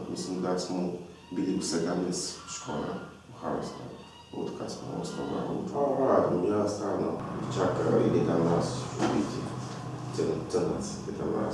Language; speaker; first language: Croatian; non-native, learner; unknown